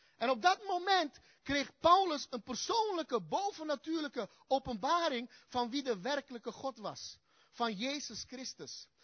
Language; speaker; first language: Dutch; early bilingual, other home language; Turkish